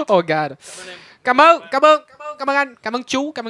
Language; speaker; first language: Vietnamese; non-native, learner; French